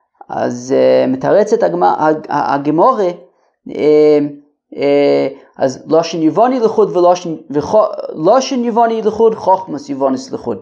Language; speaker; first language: Hebrew; non-native, fluent; English